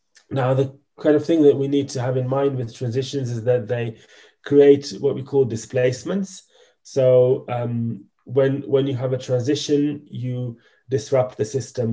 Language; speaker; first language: English; non-native, fluent; Macedonian